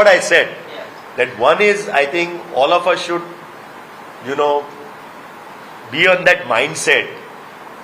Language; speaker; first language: English; non-native, local second language; Konkani